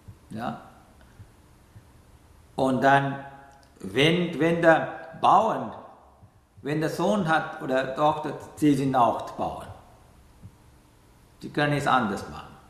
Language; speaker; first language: German; non-native, fluent; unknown